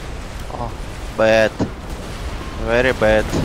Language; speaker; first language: English; non-native, learner; Russian